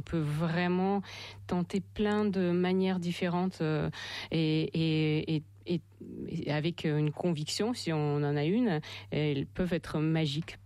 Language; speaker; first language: French; non-native, fluent; Russian